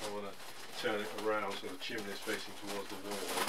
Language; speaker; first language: English; native; English